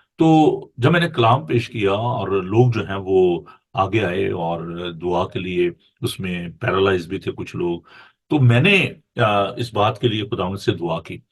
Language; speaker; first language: Urdu; native; Urdu